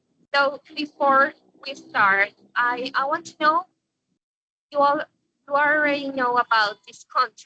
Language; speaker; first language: English; non-native, learner; Spanish